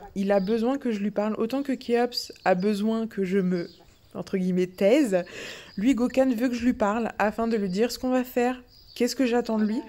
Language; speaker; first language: French; native; French